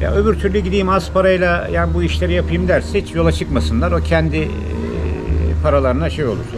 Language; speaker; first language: Turkish; native; Turkish